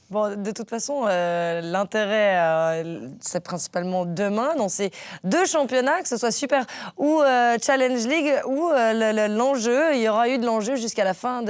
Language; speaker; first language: French; native; French